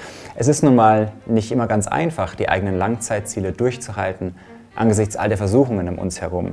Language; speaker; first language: German; native; German